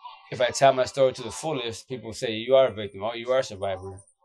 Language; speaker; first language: English; early bilingual, other home language; Spanish